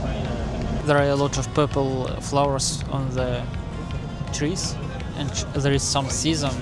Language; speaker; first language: English; non-native, learner; Russian